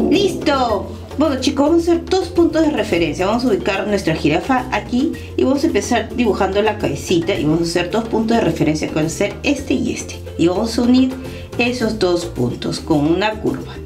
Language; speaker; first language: Spanish; native; Spanish